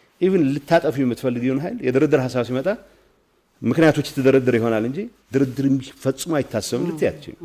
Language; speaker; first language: Amharic; non-native, local second language; Tigrinya